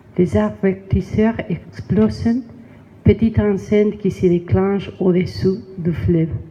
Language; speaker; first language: French; non-native, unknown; Spanish